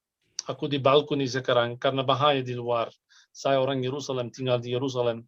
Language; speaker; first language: Indonesian; non-native, fluent; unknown